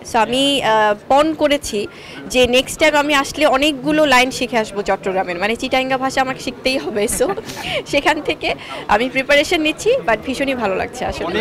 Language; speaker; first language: Bangla; native; Bangla